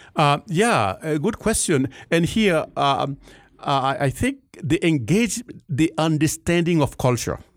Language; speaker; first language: English; non-native, fluent; Haitian Creole